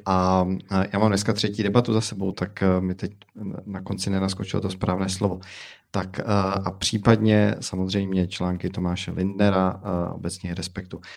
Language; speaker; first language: Czech; native; Czech